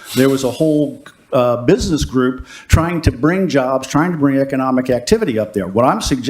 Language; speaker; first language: English; native; English